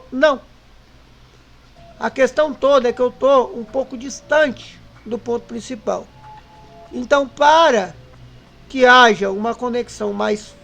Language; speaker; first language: Portuguese; native; Portuguese